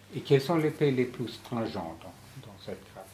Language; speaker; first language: French; non-native, fluent; English